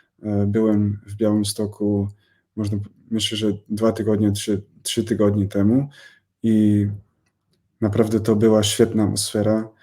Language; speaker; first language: Polish; non-native, fluent; English